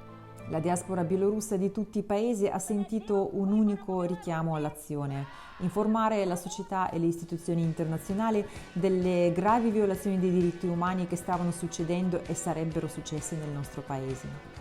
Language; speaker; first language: Italian; non-native, fluent; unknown